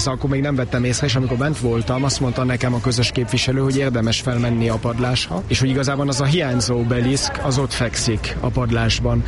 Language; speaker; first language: Hungarian; early bilingual, heritage; Hungarian